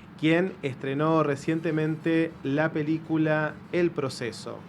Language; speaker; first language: Spanish; native; Spanish